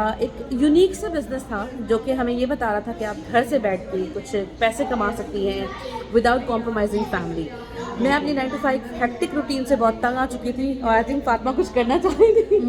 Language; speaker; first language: Urdu; native; Urdu